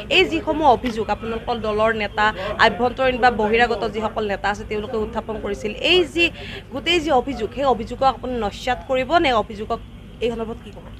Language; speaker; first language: Assamese; native; Assamese